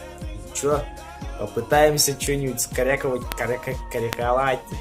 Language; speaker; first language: Russian; non-native, local second language; Yakut